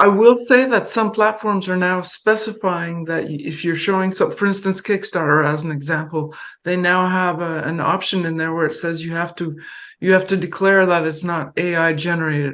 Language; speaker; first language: English; non-native, fluent; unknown